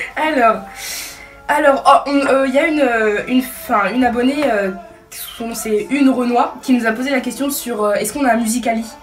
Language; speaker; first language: French; early bilingual, other home language; Bambara